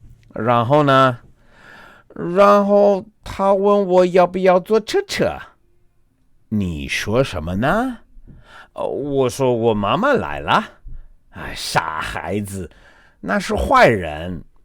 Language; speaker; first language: Chinese; non-native, fluent; English